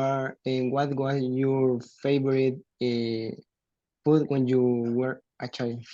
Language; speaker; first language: English; non-native, learner; Spanish